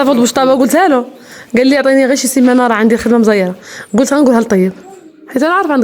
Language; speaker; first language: Arabic; native; Arabic